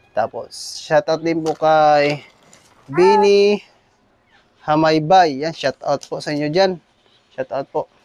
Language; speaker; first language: Filipino; non-native, local second language; Cebuano